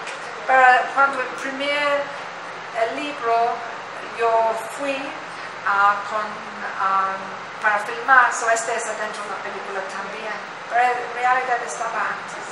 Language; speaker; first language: Spanish; non-native, learner; English